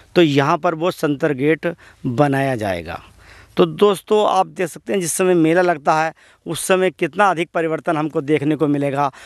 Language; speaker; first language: Hindi; native; Hindi